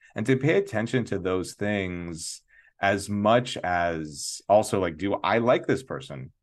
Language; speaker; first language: English; native; English